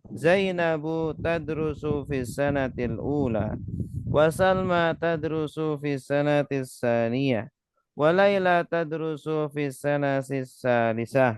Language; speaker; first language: Arabic; non-native, fluent; Indonesian